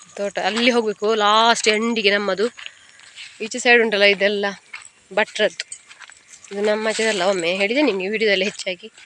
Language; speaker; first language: Kannada; native; Kannada